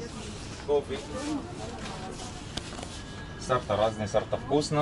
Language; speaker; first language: Russian; non-native, learner; Arabic